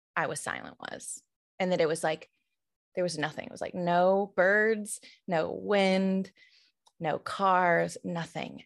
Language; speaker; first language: English; native; English